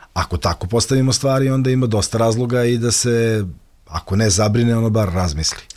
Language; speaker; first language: Serbian; native; Serbian